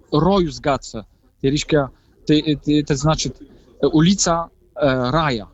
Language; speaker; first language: Russian; non-native, fluent; Polish